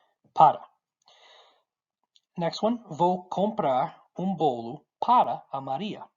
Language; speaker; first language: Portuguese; non-native, fluent; English